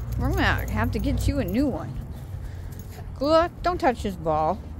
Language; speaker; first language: English; native; English